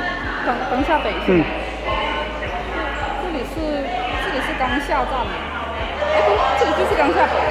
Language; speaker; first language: Chinese; native; Chinese